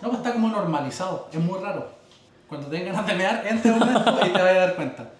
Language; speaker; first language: Spanish; native; Spanish